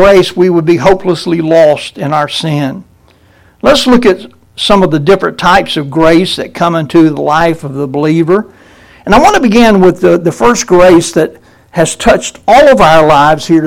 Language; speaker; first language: English; native; English